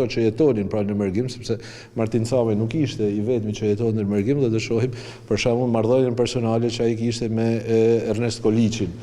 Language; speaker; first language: Albanian; native; Albanian